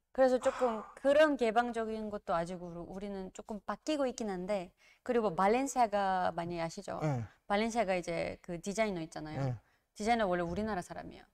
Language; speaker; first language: Korean; non-native, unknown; Georgian